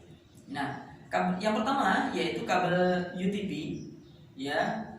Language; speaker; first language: Indonesian; native; Indonesian